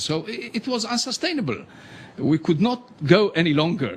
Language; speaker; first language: English; non-native, fluent; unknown